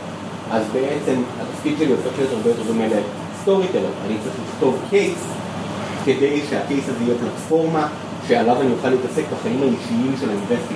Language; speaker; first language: Hebrew; native; Hebrew